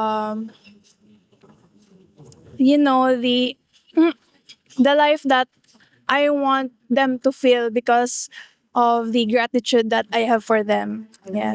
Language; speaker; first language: English; non-native, local second language; Bikol